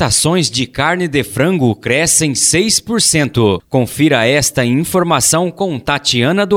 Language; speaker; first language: Portuguese; native; Portuguese